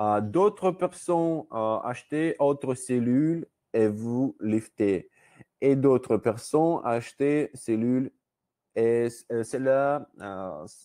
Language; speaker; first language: French; non-native, learner; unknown